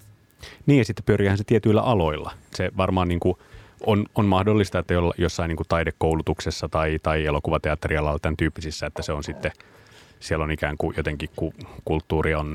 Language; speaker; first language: Finnish; native; Finnish